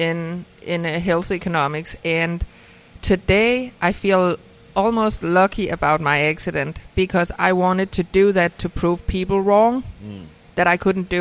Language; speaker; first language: English; non-native, fluent; Danish